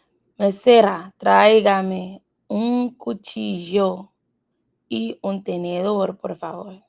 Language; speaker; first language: Spanish; non-native, learner; English